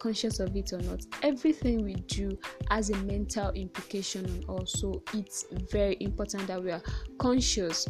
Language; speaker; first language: English; non-native, local second language; Yoruba